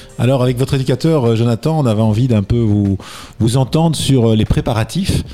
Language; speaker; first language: French; native; French